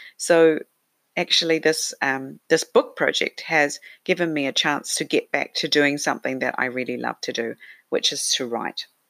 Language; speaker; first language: English; native; English